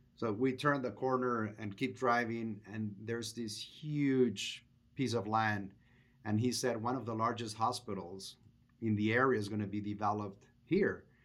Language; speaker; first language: English; non-native, fluent; Spanish